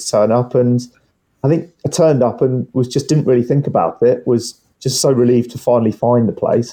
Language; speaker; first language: English; native; English